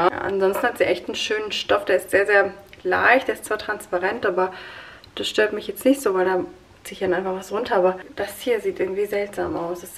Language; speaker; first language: German; native; German